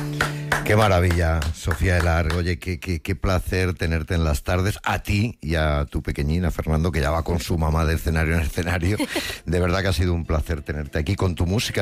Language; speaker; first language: Spanish; native; Spanish